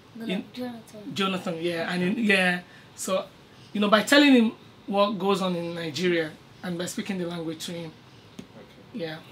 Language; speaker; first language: English; native; English